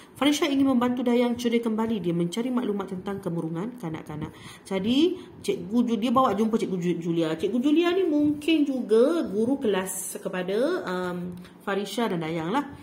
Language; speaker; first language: Malay; native; Malay